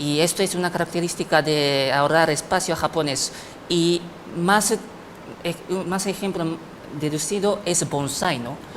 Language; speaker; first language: Spanish; non-native, fluent; Japanese